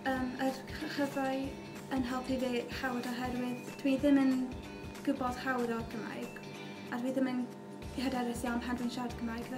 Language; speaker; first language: Welsh; non-native, local second language; English